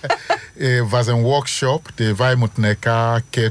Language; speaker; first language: Dutch; non-native, learner; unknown